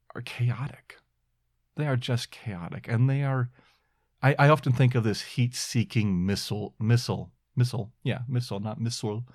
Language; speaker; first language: English; native; English